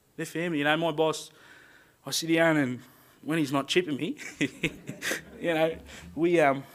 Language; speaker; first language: English; native; English